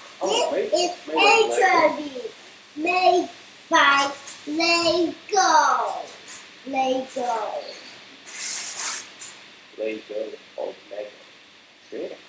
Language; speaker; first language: English; non-native, learner; Chinese